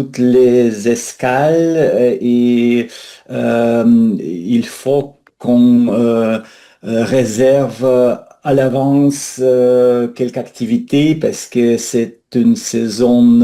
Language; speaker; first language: French; non-native, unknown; Russian